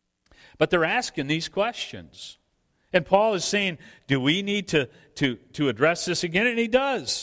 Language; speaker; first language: English; native; English